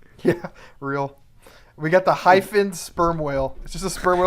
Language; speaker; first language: English; native; English